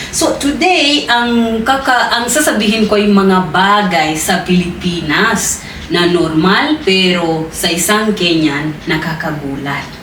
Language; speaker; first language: Filipino; non-native, fluent; Swahili